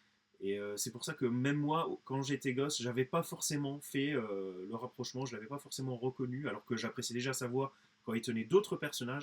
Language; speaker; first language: French; native; French